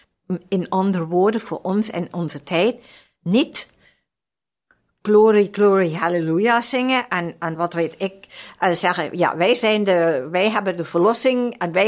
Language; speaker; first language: Dutch; non-native, fluent; German